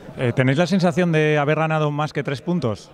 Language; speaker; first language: Spanish; native; Spanish